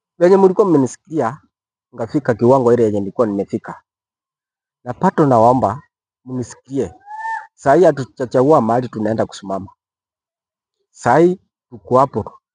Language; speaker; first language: Swahili; non-native, local second language; Gusii